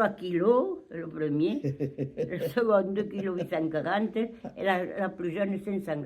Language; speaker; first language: French; native; French